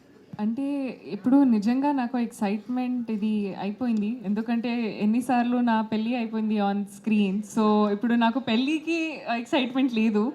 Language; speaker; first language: Telugu; non-native, local second language; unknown